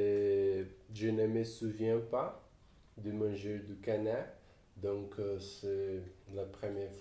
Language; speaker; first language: French; non-native, learner; Portuguese